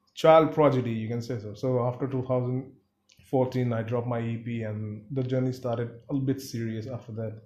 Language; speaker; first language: English; non-native, local second language; Bangla